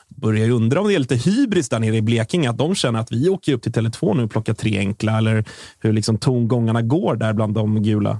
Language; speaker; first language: Swedish; native; Swedish